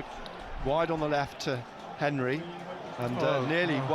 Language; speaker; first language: English; native; English